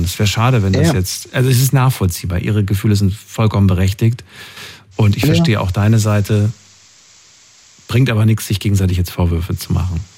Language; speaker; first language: German; native; German